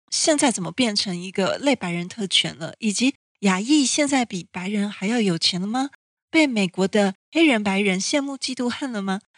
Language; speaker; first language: Chinese; native; Chinese